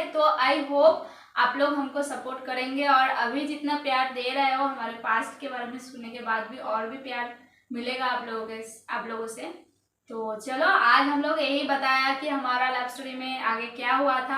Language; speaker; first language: Hindi; non-native, local second language; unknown